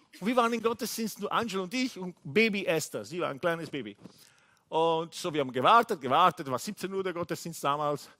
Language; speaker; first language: German; non-native, fluent; English